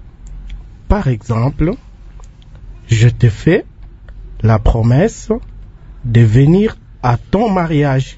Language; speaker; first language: French; non-native, local second language; Lingala